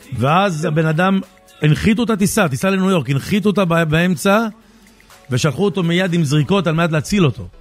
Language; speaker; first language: Hebrew; native; Hebrew